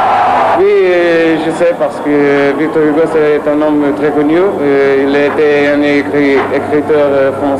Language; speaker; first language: French; non-native, fluent; Portuguese